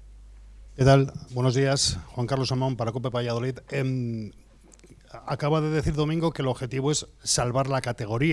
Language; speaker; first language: Spanish; native; Spanish